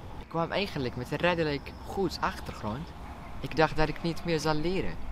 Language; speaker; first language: Dutch; non-native, fluent; Arabic